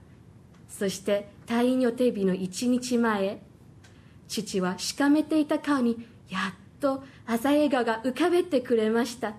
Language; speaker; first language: Japanese; non-native, fluent; Chinese